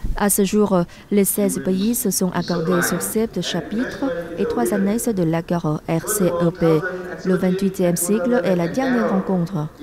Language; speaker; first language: French; non-native, fluent; Vietnamese